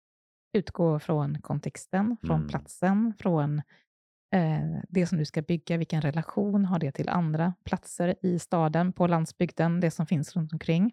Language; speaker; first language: Swedish; native; Swedish